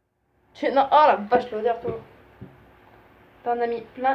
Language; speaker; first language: French; native; French